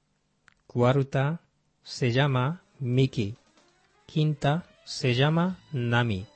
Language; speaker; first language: Spanish; non-native, fluent; Japanese